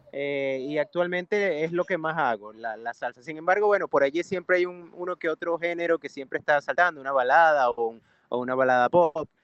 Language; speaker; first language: Spanish; native; Spanish